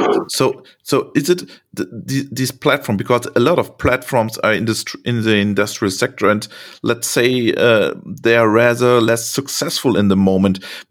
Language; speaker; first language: English; non-native, fluent; German